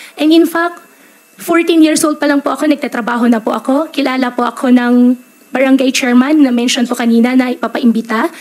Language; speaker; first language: Filipino; native; Filipino